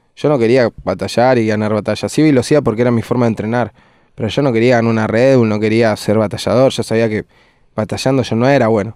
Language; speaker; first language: Spanish; native; Spanish